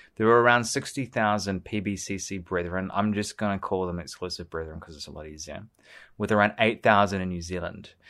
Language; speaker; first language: English; native; English